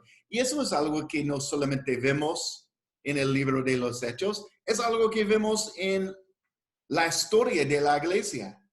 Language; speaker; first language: Spanish; non-native, fluent; English